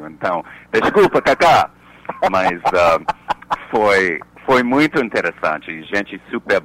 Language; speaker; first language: Portuguese; non-native, fluent; English